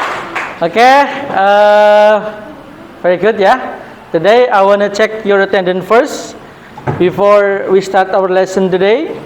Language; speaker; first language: English; non-native, learner; Indonesian